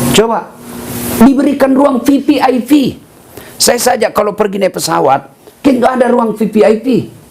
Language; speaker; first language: Indonesian; non-native, local second language; Buginese